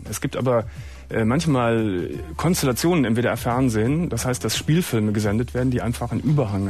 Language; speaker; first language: German; native; German